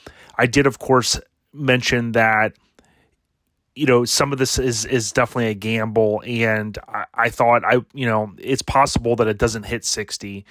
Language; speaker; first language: English; native; English